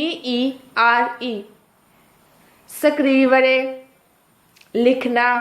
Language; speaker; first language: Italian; non-native, fluent; Urdu